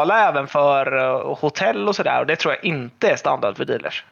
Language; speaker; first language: Swedish; native; Swedish